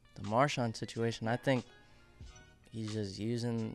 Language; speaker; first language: English; native; English